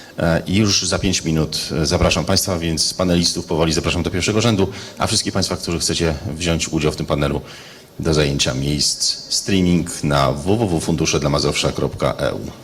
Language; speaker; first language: Polish; native; Polish